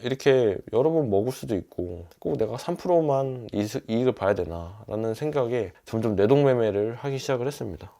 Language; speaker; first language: Korean; native; Korean